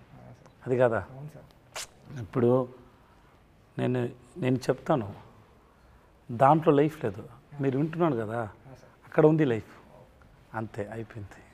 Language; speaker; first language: Telugu; non-native, learner; Tamil